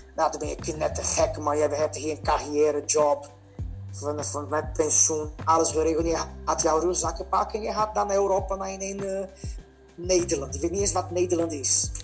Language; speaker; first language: Dutch; non-native, fluent; Portuguese